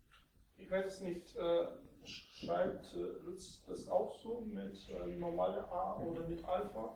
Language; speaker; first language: German; non-native, fluent; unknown